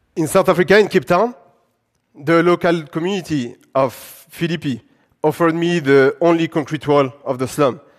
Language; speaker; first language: English; non-native, fluent; French